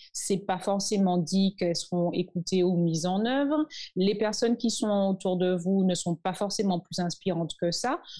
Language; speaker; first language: French; native; French